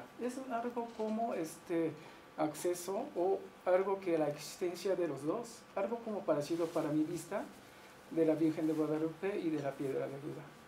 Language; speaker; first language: Spanish; non-native, learner; Japanese